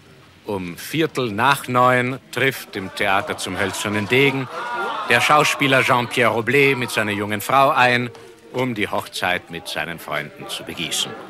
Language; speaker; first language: German; native; German